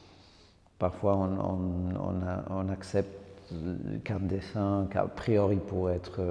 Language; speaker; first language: French; non-native, fluent; Spanish